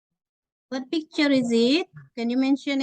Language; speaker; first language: English; non-native, fluent; Indonesian